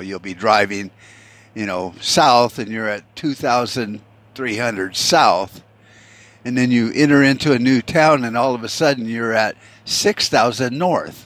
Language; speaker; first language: English; native; English